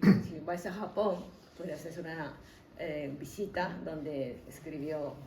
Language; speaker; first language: Spanish; non-native, fluent; Japanese